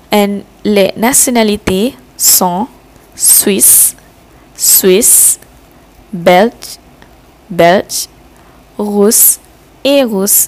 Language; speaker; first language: French; non-native, fluent; Malay